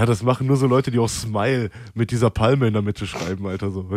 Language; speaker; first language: German; native; German